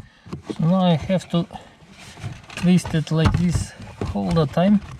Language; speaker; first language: English; non-native, fluent; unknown